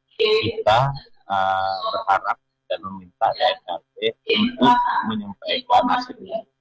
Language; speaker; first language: Indonesian; non-native, local second language; Madurese